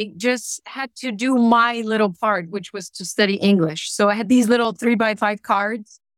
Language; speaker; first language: English; non-native, fluent; Bulgarian